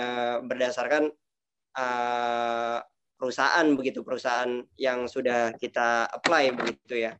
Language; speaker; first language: Indonesian; native; Indonesian